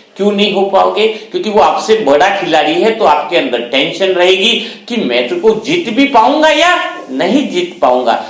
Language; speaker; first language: Hindi; non-native, local second language; Gujarati